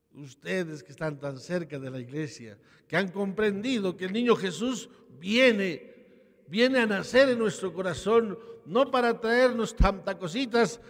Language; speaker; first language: Spanish; native; Spanish